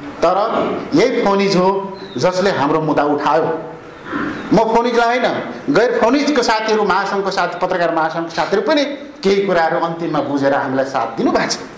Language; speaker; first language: Nepali; non-native, local second language; Rana Tharu